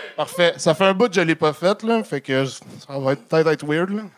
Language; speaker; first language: French; native; French